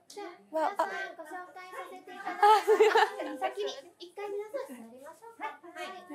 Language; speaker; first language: Japanese; native; Japanese